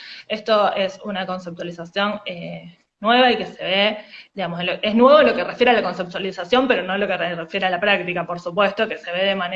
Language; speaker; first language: Spanish; native; Spanish